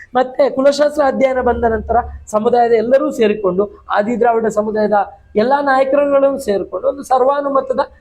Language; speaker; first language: Kannada; non-native, local second language; Tulu